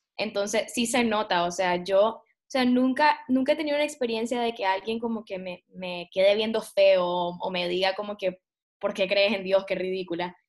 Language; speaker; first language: Spanish; native; Spanish